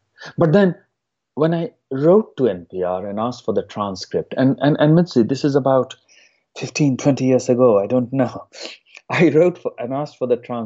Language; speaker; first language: English; non-native, local second language; Hindi